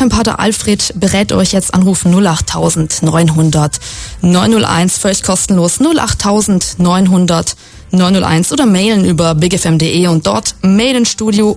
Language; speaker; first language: German; native; German